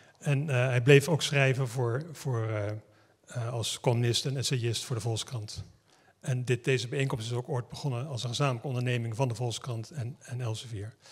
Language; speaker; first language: Dutch; native; Dutch